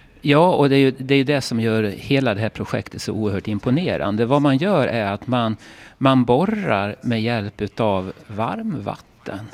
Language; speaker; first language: Swedish; native; Swedish